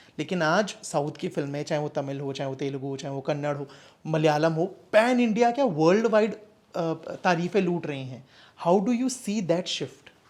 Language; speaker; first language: Hindi; native; Hindi